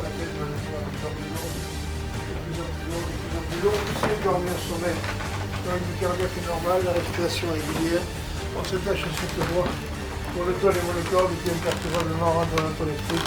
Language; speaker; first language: French; native; French